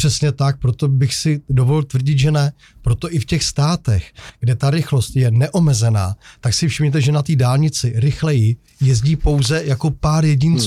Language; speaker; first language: Czech; native; Czech